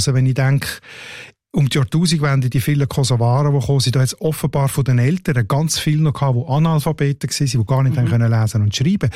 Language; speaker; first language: German; native; German